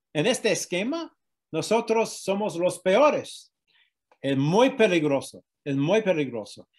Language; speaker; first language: Spanish; non-native, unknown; English